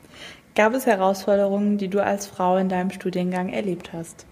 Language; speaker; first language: German; native; German